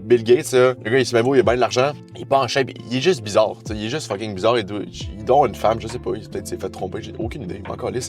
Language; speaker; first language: French; native; French